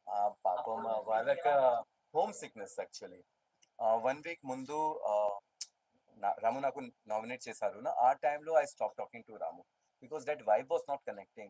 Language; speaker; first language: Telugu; non-native, learner; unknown